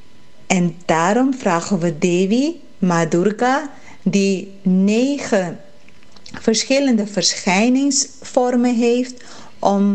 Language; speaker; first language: Dutch; early bilingual, heritage; Caribbean Hindustani